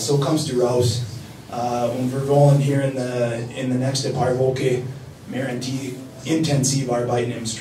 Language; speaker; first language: German; non-native, fluent; English